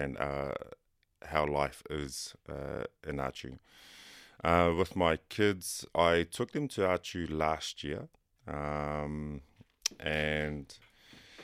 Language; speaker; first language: English; native; English